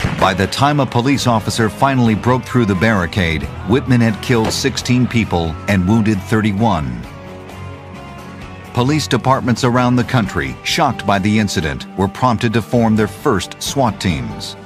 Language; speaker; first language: English; native; English